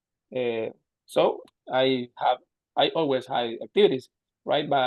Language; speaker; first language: English; non-native, learner; Spanish